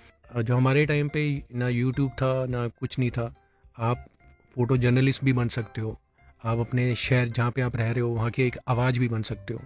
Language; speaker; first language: Hindi; native; Hindi